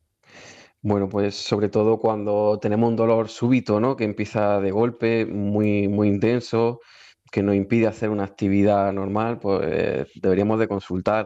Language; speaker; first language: Spanish; native; Spanish